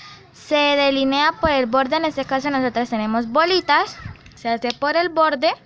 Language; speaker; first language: Spanish; native; Spanish